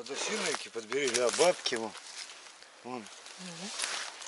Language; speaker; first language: Russian; native; Russian